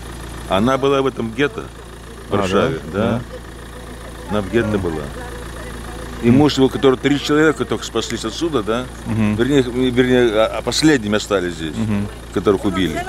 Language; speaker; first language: Russian; native; Russian